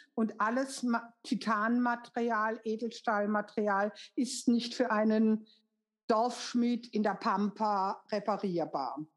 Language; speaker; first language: German; native; German